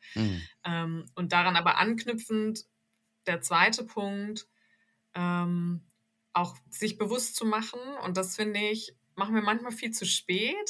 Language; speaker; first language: German; native; German